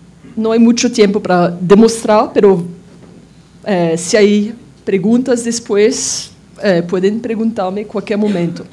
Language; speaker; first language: Spanish; non-native, fluent; French